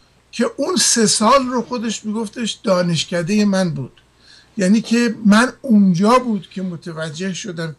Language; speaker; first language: Persian; native; Persian